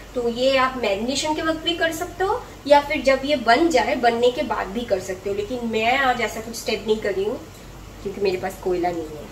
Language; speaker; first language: Hindi; non-native, local second language; Bangla